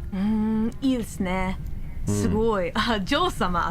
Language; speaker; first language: Japanese; non-native, learner; English